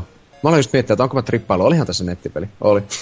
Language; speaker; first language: Finnish; native; Finnish